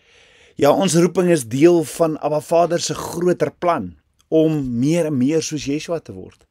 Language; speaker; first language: Afrikaans; native; Afrikaans